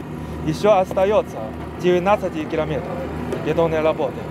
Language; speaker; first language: Russian; non-native, fluent; Chinese